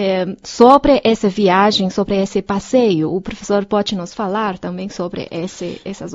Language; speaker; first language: Portuguese; non-native, fluent; Chinese